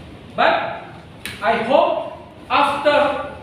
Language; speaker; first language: English; non-native, learner; Indonesian